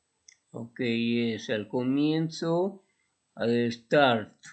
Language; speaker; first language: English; non-native, fluent; Spanish